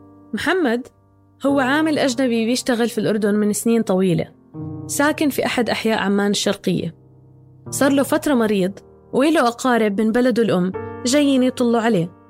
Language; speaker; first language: Arabic; native; Arabic